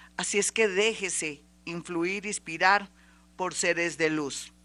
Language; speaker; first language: Spanish; native; Spanish